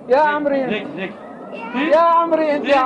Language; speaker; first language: Arabic; native; Arabic